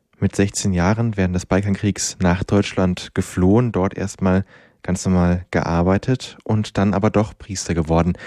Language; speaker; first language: German; native; German